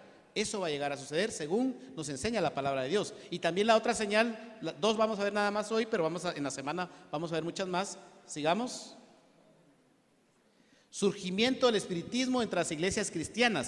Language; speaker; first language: Spanish; native; Spanish